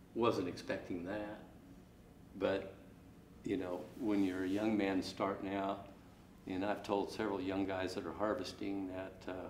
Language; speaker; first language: English; native; English